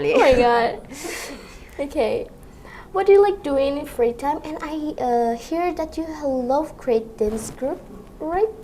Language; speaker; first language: English; non-native, learner; Indonesian